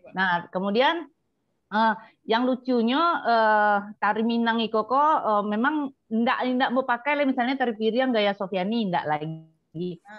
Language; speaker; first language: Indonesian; non-native, local second language; Minangkabau